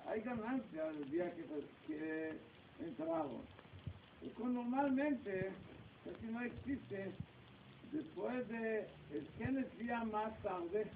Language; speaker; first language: Spanish; non-native, learner; Hebrew